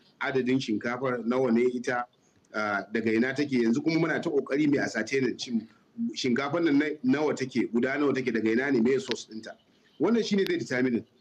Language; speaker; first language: Hausa; native; Hausa